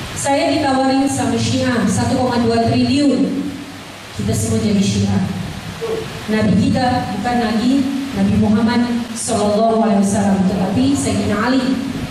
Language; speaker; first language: Indonesian; non-native, fluent; English